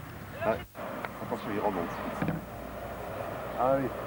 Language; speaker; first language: French; native; French